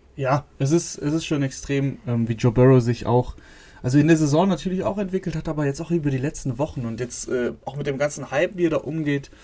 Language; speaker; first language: German; native; German